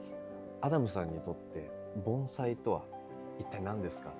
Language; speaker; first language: Japanese; native; Japanese